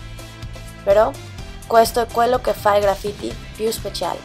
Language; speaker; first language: Italian; non-native, learner; English